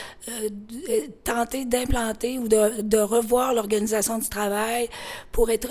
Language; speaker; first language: French; native; French